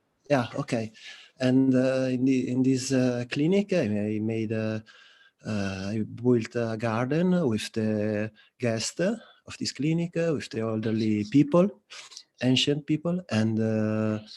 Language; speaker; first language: English; non-native, learner; Italian